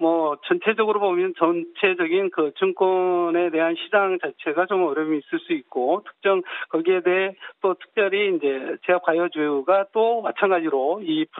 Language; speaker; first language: Korean; native; Korean